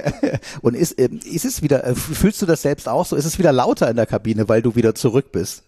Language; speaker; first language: German; native; German